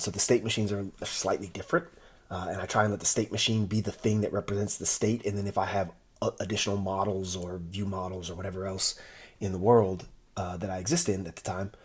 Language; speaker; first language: English; native; English